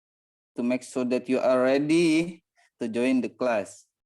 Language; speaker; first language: English; non-native, learner; Indonesian